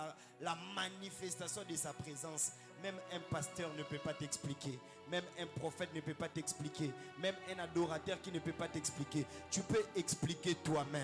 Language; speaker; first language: French; non-native, local second language; Lingala